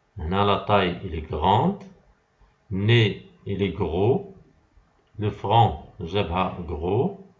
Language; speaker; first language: French; non-native, local second language; Arabic